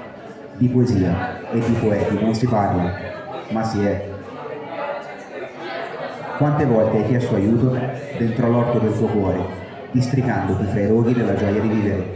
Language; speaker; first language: Italian; native; Italian